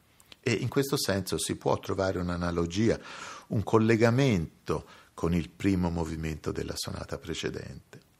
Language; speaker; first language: Italian; native; Italian